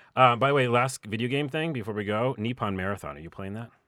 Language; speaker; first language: English; native; English